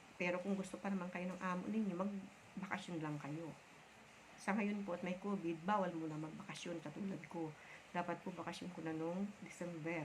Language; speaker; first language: Filipino; non-native, local second language; Bikol